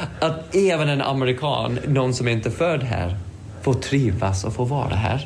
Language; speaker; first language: Swedish; non-native, fluent; English